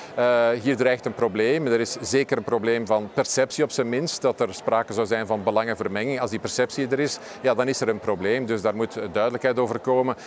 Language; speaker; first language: Dutch; native; Dutch